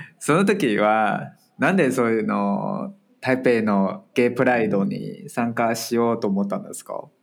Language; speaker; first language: Japanese; non-native, fluent; Chinese